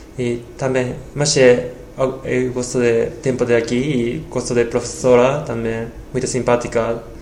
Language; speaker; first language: Portuguese; non-native, learner; Japanese